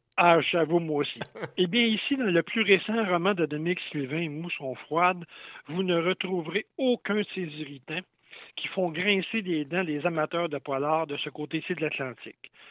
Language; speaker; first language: French; native; French